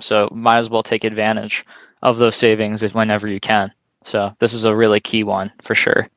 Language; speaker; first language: English; native; English